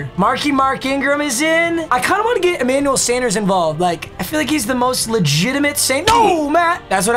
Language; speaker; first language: English; native; English